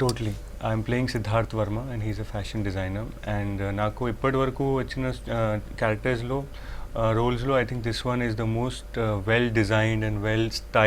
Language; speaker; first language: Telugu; non-native, fluent; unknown